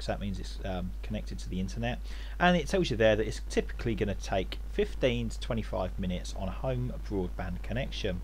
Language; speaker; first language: English; native; English